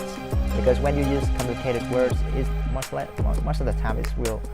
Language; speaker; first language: English; non-native, fluent; Vietnamese